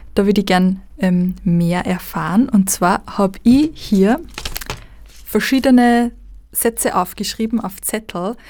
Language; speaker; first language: German; native; German